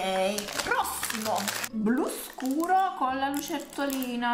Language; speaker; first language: Italian; native; Italian